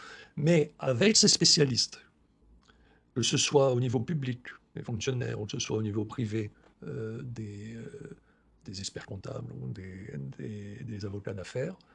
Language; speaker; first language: French; native; French